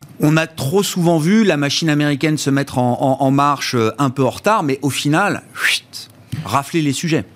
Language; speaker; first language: French; native; French